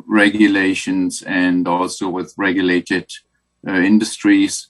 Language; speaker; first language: English; non-native, fluent; German